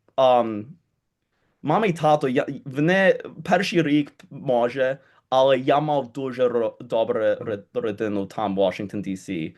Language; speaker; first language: Ukrainian; early bilingual, heritage; Ukrainian